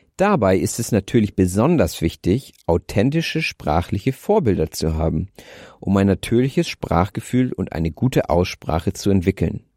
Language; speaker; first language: German; native; German